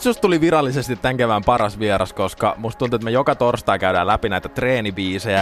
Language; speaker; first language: Finnish; native; Finnish